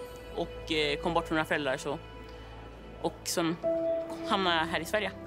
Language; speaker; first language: Swedish; early bilingual, other home language; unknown